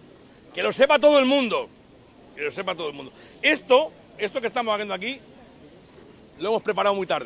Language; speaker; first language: Spanish; native; Spanish